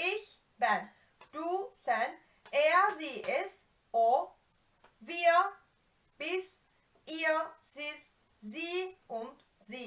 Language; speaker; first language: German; non-native, fluent; Turkish